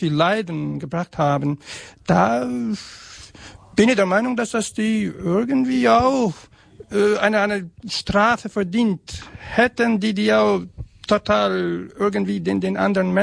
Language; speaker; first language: German; non-native, fluent; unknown